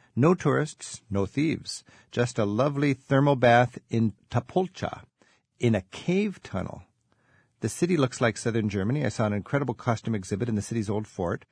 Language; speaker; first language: English; native; English